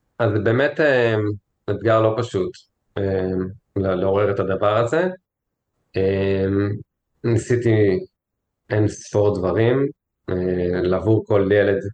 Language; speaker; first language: Hebrew; native; Hebrew